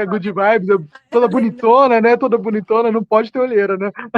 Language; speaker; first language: Portuguese; native; Portuguese